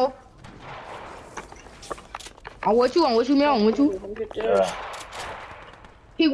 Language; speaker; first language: English; native; English